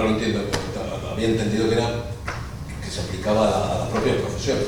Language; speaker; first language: Spanish; native; Spanish